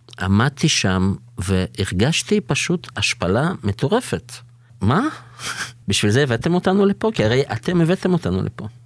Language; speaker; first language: Hebrew; early bilingual, other home language; Russian